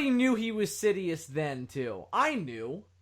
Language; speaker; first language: English; native; English